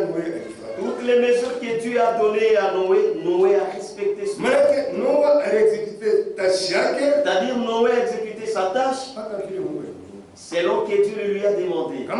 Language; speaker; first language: French; non-native, local second language; Swahili